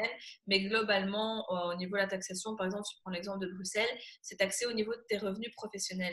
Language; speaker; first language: French; native; French